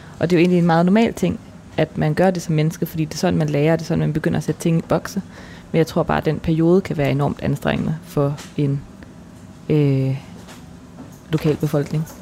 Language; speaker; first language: Danish; native; Danish